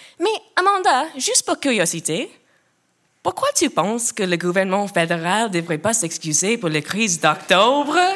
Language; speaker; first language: French; non-native, local second language; English